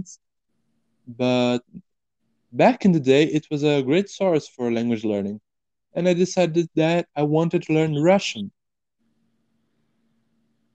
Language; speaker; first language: English; non-native, fluent; Portuguese